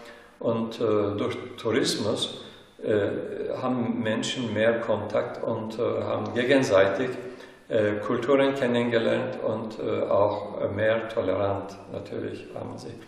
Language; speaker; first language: German; non-native, fluent; Turkish